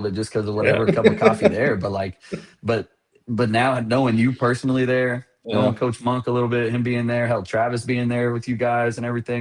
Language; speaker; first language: English; native; English